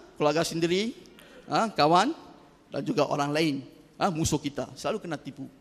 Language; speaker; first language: Malay; non-native, local second language; Tamil